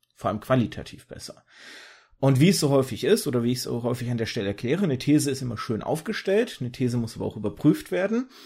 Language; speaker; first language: German; early bilingual, other home language; Russian